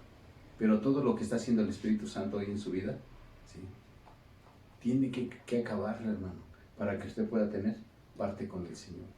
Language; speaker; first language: Spanish; native; Spanish